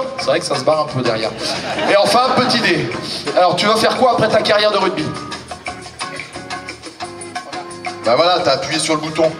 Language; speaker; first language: French; native; French